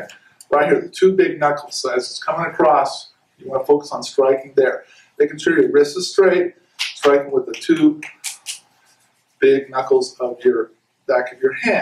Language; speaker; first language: English; native; English